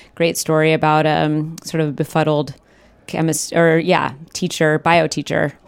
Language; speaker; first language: English; native; English